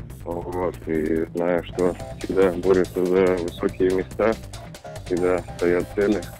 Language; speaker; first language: Russian; native; Russian